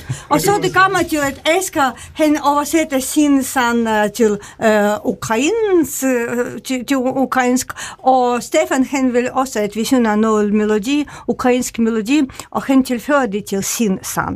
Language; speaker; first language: Danish; non-native, fluent; Ukrainian